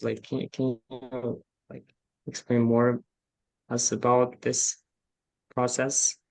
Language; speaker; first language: English; non-native, learner; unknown